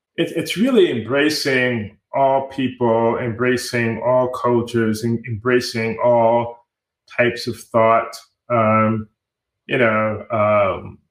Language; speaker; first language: English; native; English